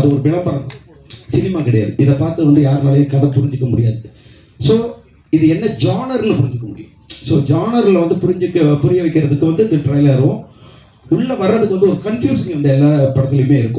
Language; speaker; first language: Tamil; native; Tamil